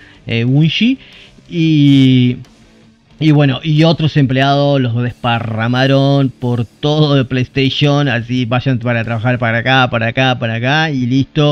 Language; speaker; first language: Spanish; native; Spanish